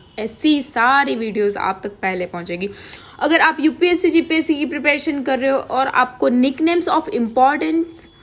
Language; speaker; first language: Hindi; non-native, local second language; Gujarati